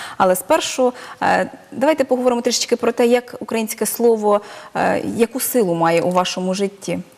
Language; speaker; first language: Ukrainian; native; Ukrainian